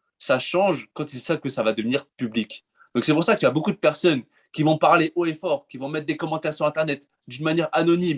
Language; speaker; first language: French; native; French